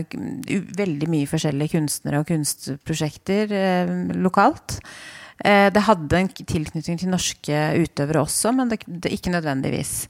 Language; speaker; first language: Norwegian; native; Norwegian